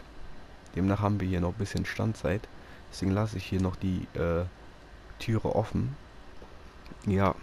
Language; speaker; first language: German; native; German